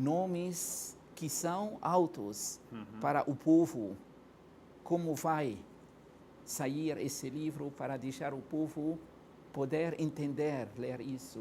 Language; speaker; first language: Portuguese; non-native, fluent; Arabic